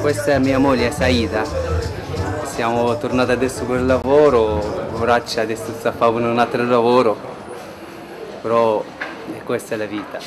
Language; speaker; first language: Italian; non-native, learner; Arabic